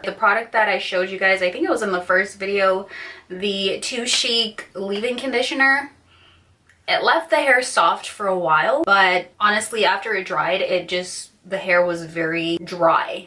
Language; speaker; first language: English; native; English